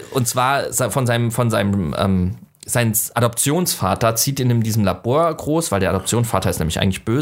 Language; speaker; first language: German; native; German